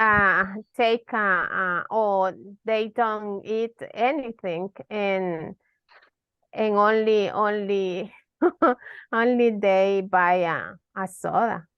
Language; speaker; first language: English; non-native, learner; Spanish